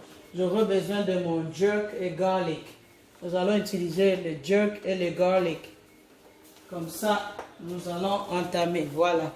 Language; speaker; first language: French; non-native, local second language; Lingala